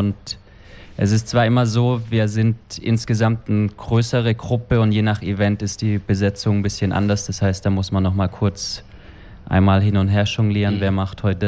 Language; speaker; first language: German; native; German